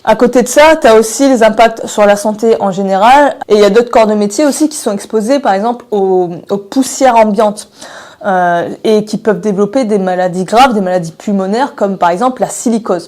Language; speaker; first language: French; native; French